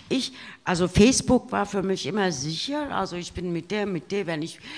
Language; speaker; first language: German; non-native, fluent; Turkish